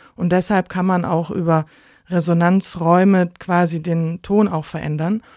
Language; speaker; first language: German; native; German